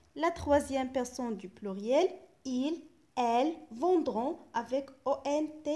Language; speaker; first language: French; non-native, local second language; Arabic